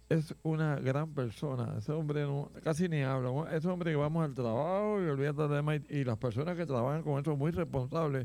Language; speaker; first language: Spanish; native; Spanish